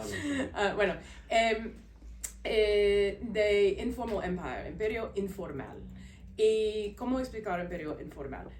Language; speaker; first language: Spanish; non-native, learner; English